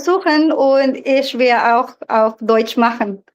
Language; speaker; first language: German; non-native, learner; Filipino